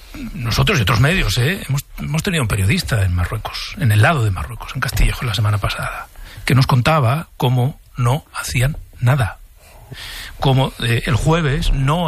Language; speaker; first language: Spanish; native; Spanish